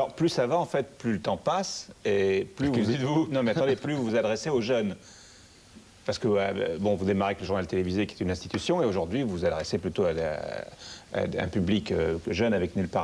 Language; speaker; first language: French; native; French